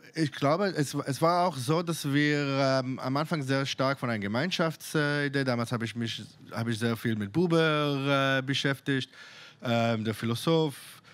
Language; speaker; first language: German; non-native, fluent; Hebrew